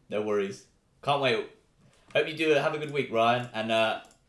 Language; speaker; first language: English; native; English